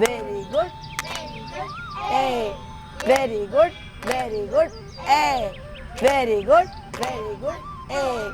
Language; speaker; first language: English; non-native, fluent; Kannada